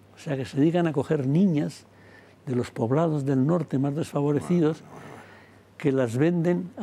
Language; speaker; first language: Spanish; native; Spanish